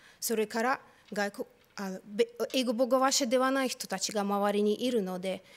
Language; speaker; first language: Japanese; non-native, fluent; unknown